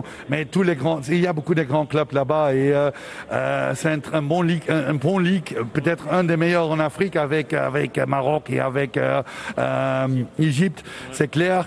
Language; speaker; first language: French; non-native, local second language; Dutch